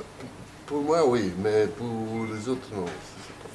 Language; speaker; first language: French; non-native, fluent; Italian